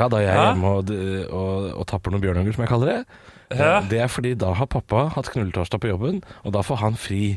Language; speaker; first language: Norwegian; native; Norwegian